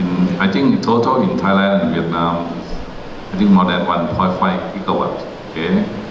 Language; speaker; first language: English; non-native, learner; Thai